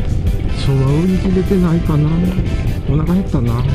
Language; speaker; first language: Japanese; native; Japanese